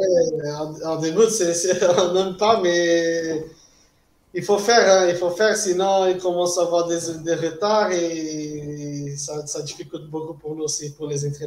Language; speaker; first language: French; non-native, fluent; Portuguese